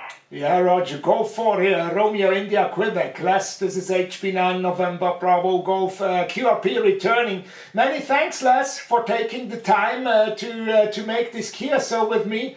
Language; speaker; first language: English; non-native, fluent; German